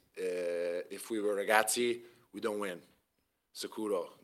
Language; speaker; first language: English; native; English